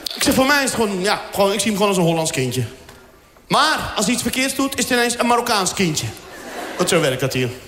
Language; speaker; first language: Dutch; early bilingual, other home language; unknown